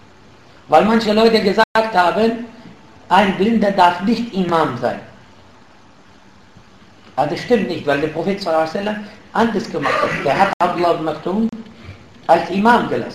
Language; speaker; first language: German; non-native, fluent; Arabic